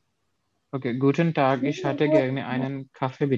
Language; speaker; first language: German; non-native, learner; Urdu